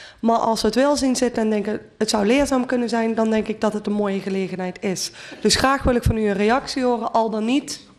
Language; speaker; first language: Dutch; native; Dutch